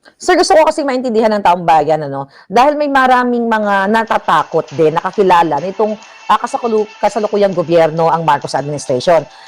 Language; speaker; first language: Filipino; native; Filipino